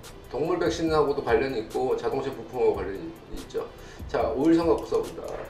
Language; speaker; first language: Korean; native; Korean